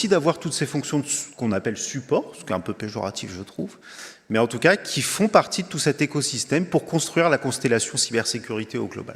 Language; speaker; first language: French; native; French